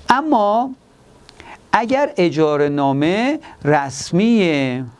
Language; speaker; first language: Persian; native; Persian